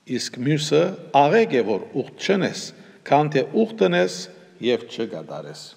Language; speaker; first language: Armenian; early bilingual, heritage; Armenian